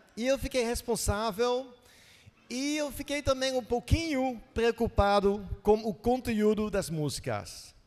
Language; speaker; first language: Portuguese; non-native, fluent; Dutch